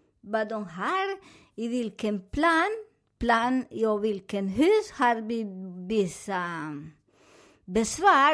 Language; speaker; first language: Swedish; non-native, fluent; Spanish